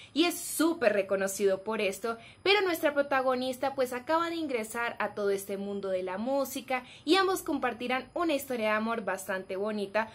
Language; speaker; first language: Spanish; native; Spanish